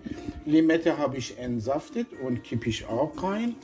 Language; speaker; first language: German; non-native, learner; Persian